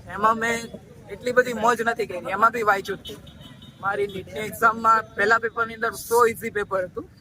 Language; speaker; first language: Gujarati; non-native, local second language; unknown